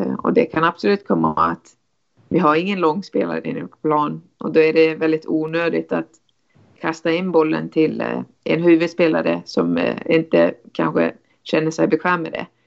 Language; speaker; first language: Swedish; non-native, fluent; Icelandic